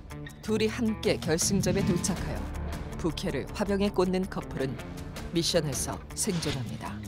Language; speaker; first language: Korean; native; Korean